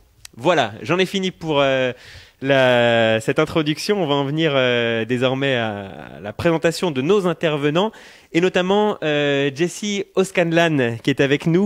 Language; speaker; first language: French; native; French